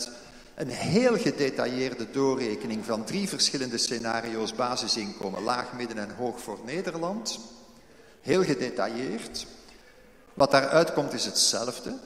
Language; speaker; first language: Dutch; native; Dutch